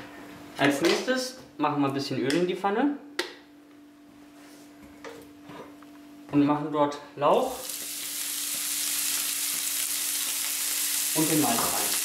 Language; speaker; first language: German; native; German